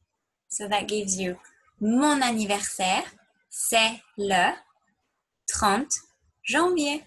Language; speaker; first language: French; non-native, fluent; English